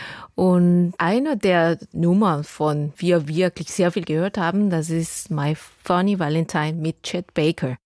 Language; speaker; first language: German; non-native, fluent; Korean